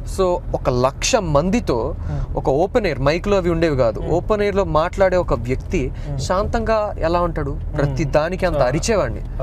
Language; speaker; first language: Telugu; non-native, local second language; Hindi